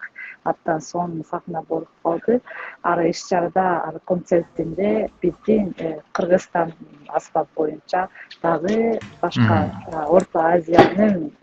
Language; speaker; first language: Kyrgyz; non-native, learner; Japanese